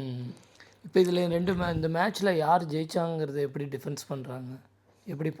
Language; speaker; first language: Tamil; native; Tamil